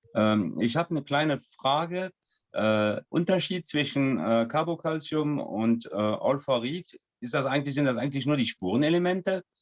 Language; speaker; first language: German; non-native, fluent; French